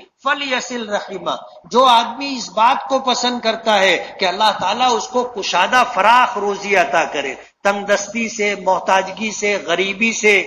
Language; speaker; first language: Urdu; native; Urdu